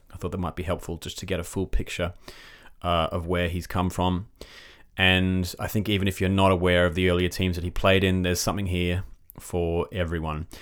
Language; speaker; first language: English; native; English